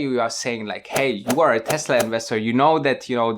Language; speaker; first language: English; non-native, fluent; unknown